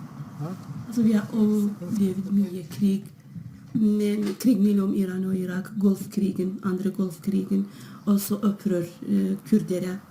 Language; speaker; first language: Norwegian; non-native, learner; Kurdish